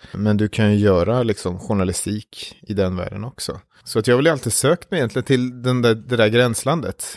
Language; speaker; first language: Swedish; native; Swedish